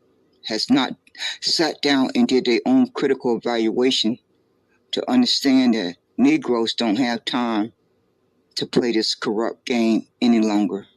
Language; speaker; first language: English; native; English